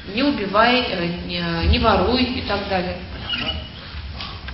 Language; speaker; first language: Russian; native; Russian